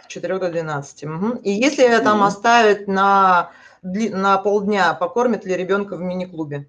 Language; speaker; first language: Russian; native; Russian